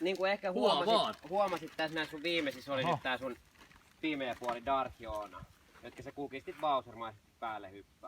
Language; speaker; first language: Finnish; native; Finnish